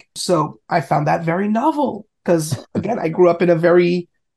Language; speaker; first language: English; native; English